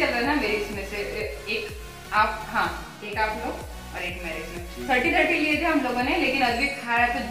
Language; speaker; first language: Hindi; non-native, local second language; Marathi